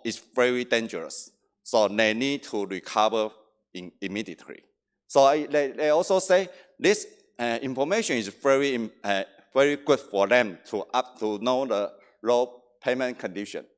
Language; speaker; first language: English; non-native, learner; Chinese